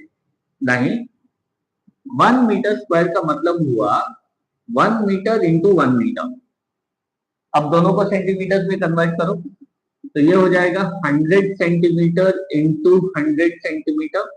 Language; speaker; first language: Hindi; native; Hindi